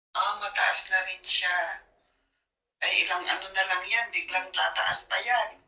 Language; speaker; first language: Filipino; native; Filipino